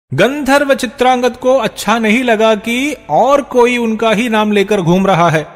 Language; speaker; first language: Hindi; native; Hindi